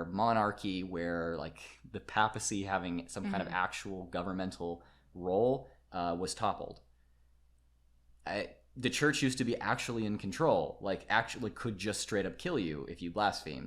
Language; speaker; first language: English; native; English